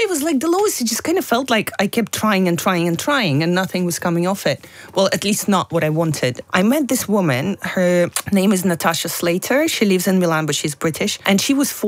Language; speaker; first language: English; non-native, fluent; Russian